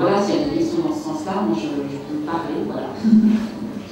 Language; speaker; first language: French; native; French